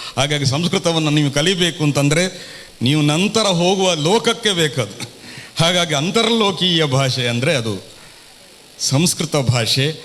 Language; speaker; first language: Kannada; non-native, local second language; Tulu